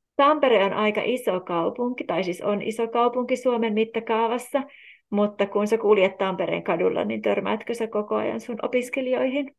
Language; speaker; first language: Finnish; native; Finnish